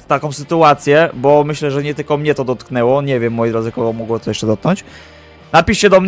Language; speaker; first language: Polish; native; Polish